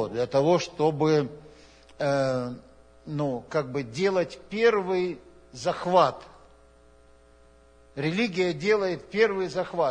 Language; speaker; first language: Russian; native; Russian